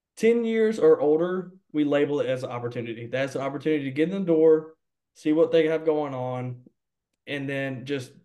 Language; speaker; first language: English; native; English